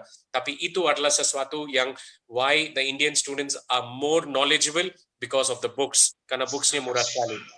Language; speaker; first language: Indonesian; non-native, fluent; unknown